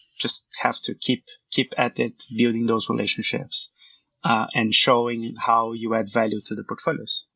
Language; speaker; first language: English; non-native, fluent; Portuguese